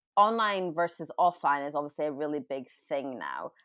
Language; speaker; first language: English; native; English